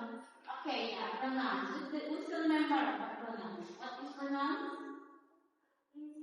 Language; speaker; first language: English; non-native, learner; Indonesian